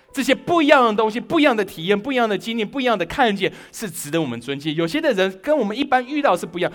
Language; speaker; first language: Chinese; early bilingual, heritage; Chinese